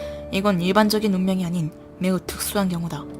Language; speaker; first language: Korean; native; Korean